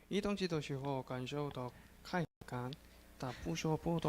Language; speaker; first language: Chinese; non-native, learner; Korean